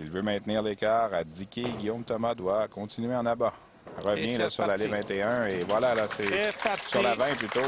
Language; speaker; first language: French; native; French